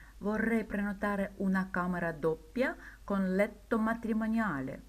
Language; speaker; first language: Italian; non-native, fluent; Ukrainian